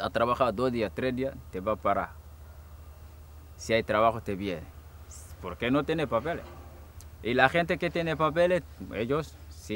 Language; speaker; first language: Spanish; non-native, local second language; Wolof